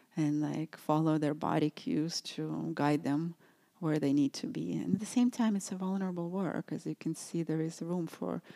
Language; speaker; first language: English; non-native, fluent; Russian